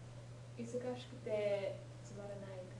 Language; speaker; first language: Japanese; non-native, learner; English